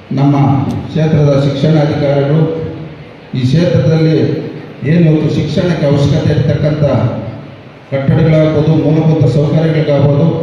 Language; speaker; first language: Kannada; native; Kannada